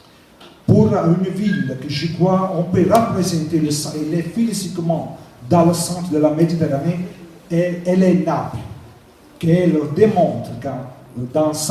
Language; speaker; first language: French; non-native, learner; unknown